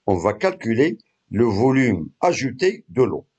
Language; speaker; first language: French; non-native, local second language; Arabic